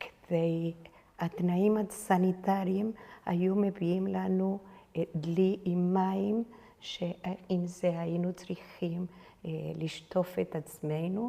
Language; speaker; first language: Hebrew; non-native, fluent; Spanish